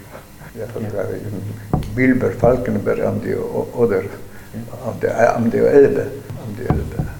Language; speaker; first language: German; non-native, learner; Polish